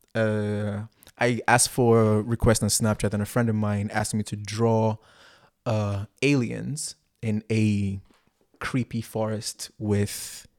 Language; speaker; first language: English; non-native, local second language; Igbo